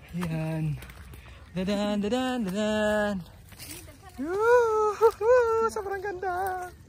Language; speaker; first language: Filipino; non-native, local second language; Cebuano